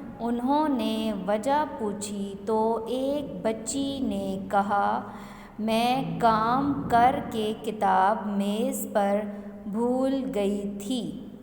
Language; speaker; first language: Urdu; native; Urdu